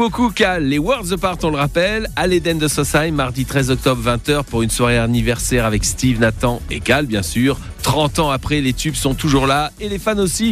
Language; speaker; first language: French; native; French